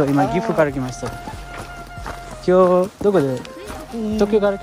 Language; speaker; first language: Japanese; non-native, learner; Nepali